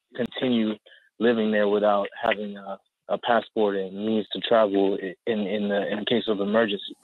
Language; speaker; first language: English; native; English